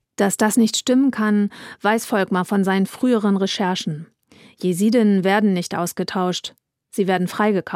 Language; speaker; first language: German; native; German